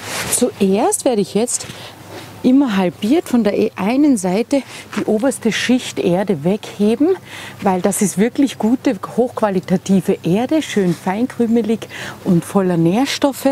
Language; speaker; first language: German; native; German